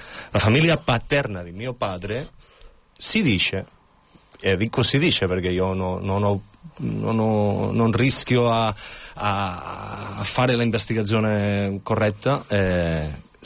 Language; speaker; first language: Italian; non-native, fluent; Catalan